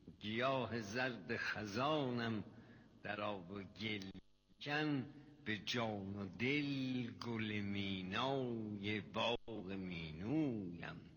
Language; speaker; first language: Persian; non-native, local second language; Azerbaijani